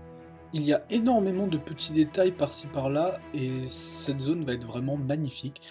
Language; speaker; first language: French; native; French